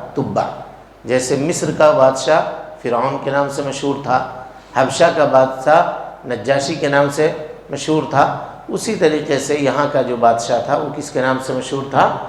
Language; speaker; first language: Urdu; native; Urdu